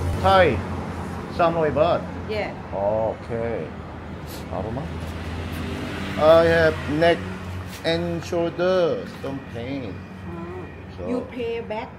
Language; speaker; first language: English; non-native, learner; Korean